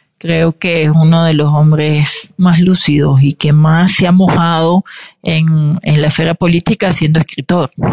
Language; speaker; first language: Spanish; native; Spanish